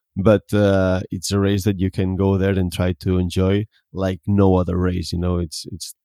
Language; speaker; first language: English; non-native, fluent; Spanish